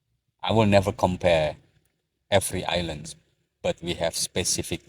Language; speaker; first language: English; non-native, learner; Indonesian